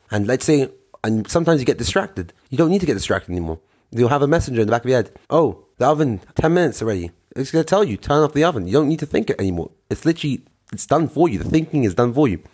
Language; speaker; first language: English; native; English